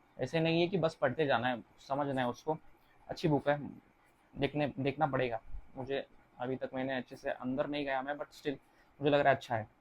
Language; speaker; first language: Hindi; non-native, local second language; Marathi